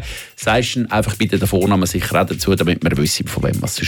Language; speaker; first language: German; native; German